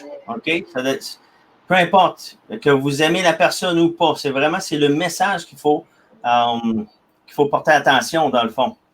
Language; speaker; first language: French; native; French